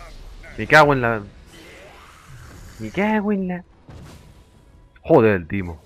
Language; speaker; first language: Spanish; native; Spanish